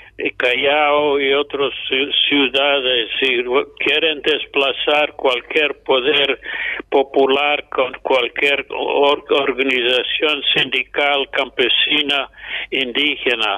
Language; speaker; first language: Spanish; non-native, fluent; English